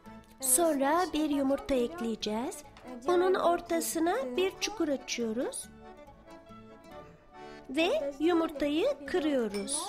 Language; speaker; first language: Turkish; early bilingual, heritage; Turkish